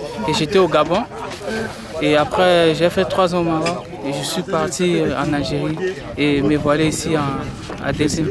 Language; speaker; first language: French; non-native, local second language; Bambara